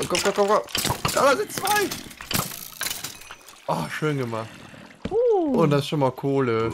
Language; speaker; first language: German; native; German